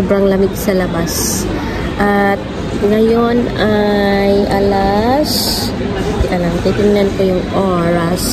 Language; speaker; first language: Filipino; native; Filipino